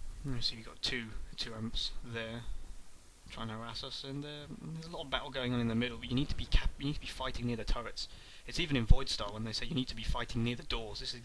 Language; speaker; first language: English; native; English